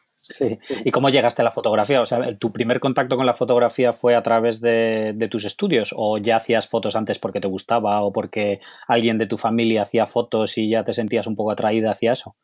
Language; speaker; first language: Spanish; native; Spanish